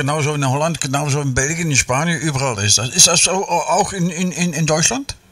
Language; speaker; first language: German; non-native, learner; Dutch